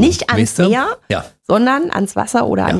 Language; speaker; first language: German; native; German